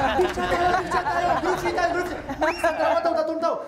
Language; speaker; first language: Filipino; non-native, learner; Japanese